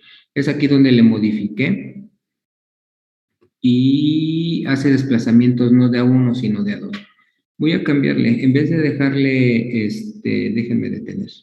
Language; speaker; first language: Spanish; native; Spanish